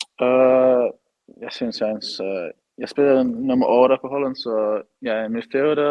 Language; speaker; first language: Danish; early bilingual, heritage; English